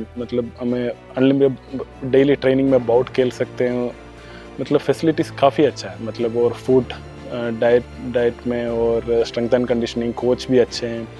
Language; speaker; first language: Hindi; non-native, local second language; Tamil